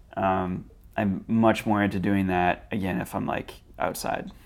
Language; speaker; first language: English; native; English